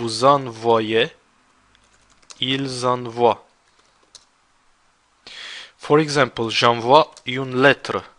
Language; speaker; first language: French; non-native, fluent; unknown